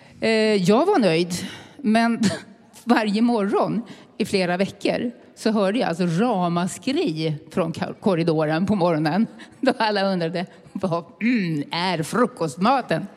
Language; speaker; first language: Swedish; native; Swedish